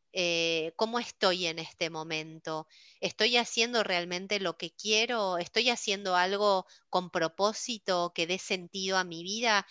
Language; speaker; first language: Spanish; native; Spanish